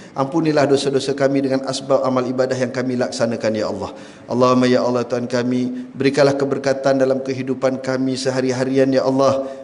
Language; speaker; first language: Malay; native; Malay